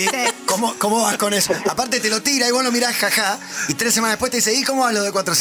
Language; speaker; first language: Spanish; native; Spanish